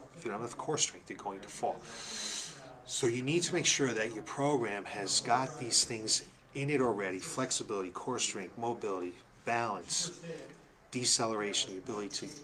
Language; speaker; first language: English; native; English